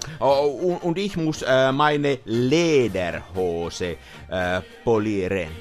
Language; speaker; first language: German; non-native, learner; Finnish